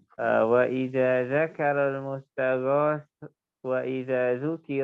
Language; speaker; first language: Arabic; non-native, learner; Indonesian